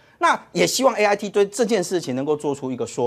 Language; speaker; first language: Chinese; native; Chinese